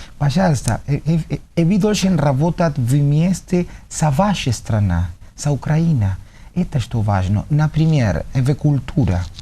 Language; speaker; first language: Russian; non-native, learner; Spanish